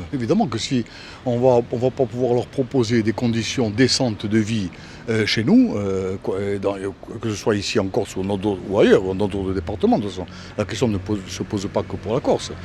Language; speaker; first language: French; native; French